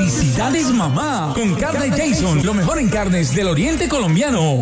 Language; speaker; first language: Spanish; native; Spanish